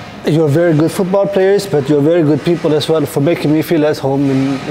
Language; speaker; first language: English; non-native, fluent; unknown